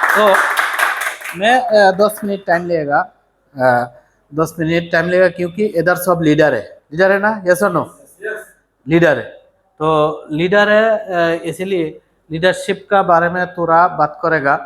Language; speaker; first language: Hindi; non-native, learner; Bangla